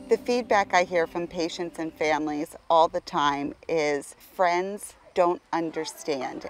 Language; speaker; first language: English; native; English